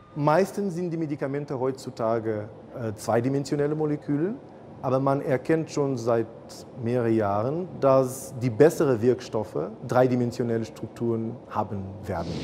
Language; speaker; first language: German; non-native, fluent; Portuguese